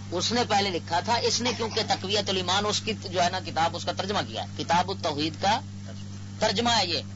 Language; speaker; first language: Urdu; non-native, local second language; Punjabi